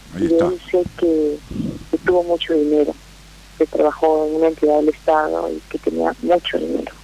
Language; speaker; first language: Spanish; native; Spanish